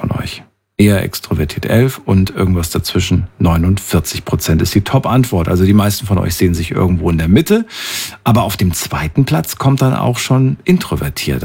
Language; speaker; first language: German; native; German